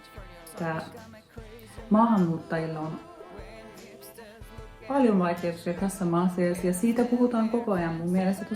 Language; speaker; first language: Finnish; non-native, fluent; Turkish